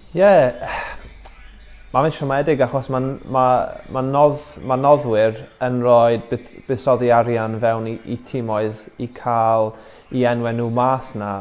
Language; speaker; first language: Welsh; native; Welsh